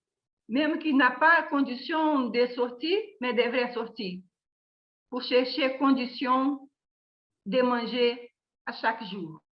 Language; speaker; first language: French; non-native, learner; Portuguese